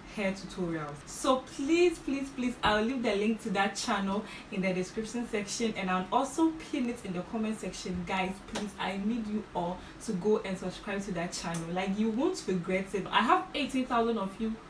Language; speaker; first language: English; non-native, local second language; Akan